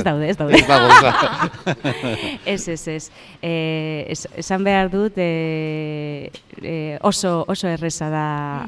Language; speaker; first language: Basque; non-native, local second language; Spanish